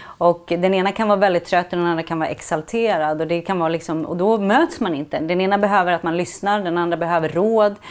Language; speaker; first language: Swedish; native; Swedish